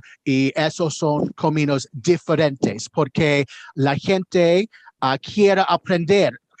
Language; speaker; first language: Spanish; non-native, learner; English